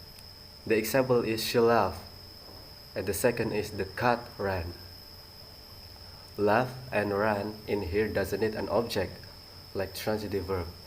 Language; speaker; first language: English; non-native, learner; Indonesian